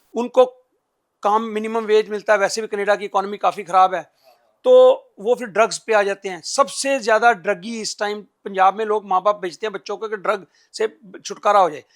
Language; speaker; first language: Hindi; non-native, local second language; Punjabi